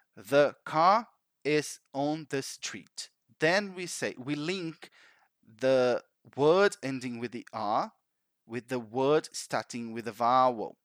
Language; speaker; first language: English; non-native, fluent; Portuguese